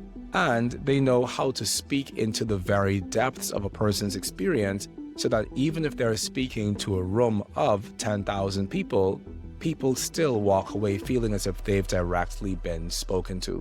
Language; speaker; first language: English; native; English